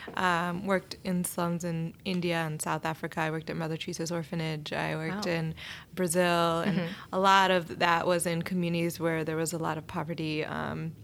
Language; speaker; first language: English; native; English